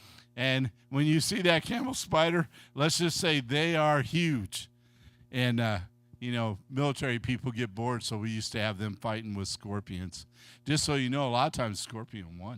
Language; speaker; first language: English; native; English